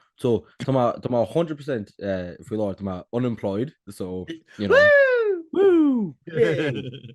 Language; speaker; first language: Irish; native; Irish